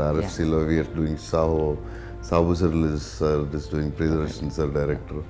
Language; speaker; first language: Tamil; non-native, local second language; Telugu